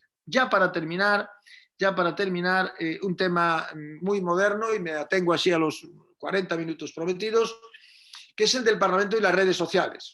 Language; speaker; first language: Spanish; native; Spanish